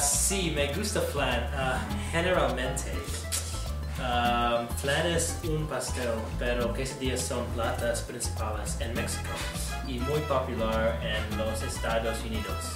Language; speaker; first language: Spanish; non-native, learner; English